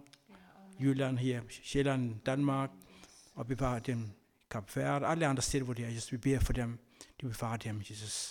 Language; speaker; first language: Danish; non-native, learner; Kabuverdianu